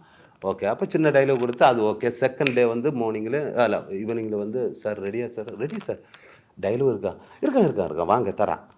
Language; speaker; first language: Tamil; non-native, learner; Malayalam